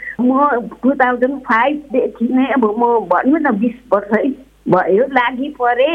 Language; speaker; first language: Nepali; native; Nepali